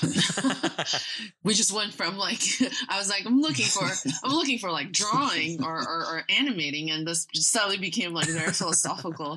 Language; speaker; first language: English; non-native, fluent; Chinese